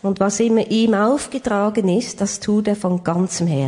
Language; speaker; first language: German; native; German